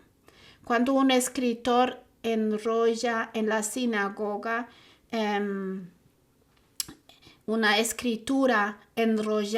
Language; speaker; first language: Spanish; non-native, fluent; German